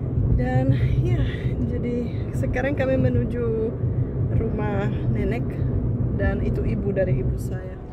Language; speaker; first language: Indonesian; non-native, fluent; Czech